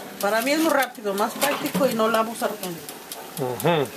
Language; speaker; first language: Spanish; native; Spanish